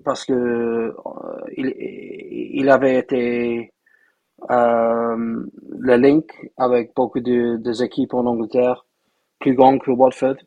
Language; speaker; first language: French; non-native, fluent; English